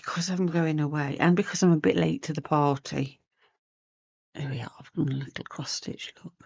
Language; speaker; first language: English; native; English